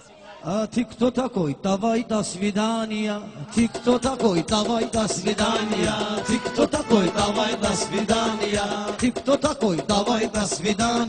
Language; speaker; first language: Russian; non-native, learner; Talysh